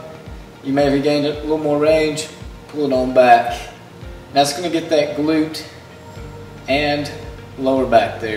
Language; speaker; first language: English; native; English